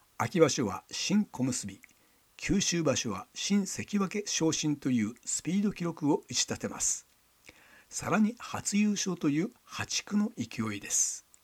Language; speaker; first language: Japanese; native; Japanese